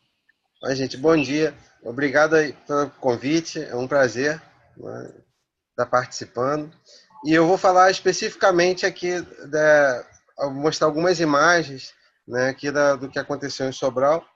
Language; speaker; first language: Portuguese; native; Portuguese